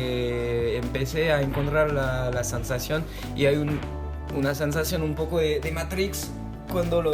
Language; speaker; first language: Spanish; non-native, fluent; French